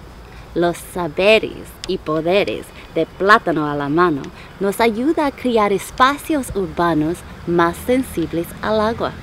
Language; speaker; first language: Spanish; non-native, learner; English